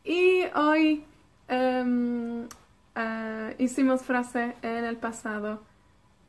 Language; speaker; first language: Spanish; non-native, fluent; Welsh